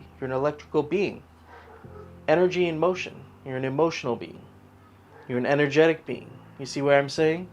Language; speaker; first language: English; native; English